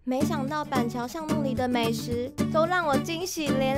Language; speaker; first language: Chinese; native; Chinese